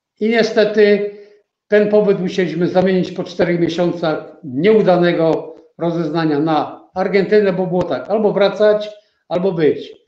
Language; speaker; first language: Polish; native; Polish